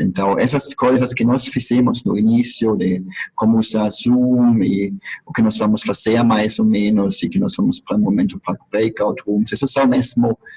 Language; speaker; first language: Portuguese; non-native, fluent; German